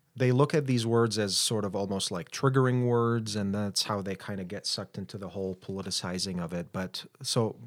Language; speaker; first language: English; non-native, fluent; Arabic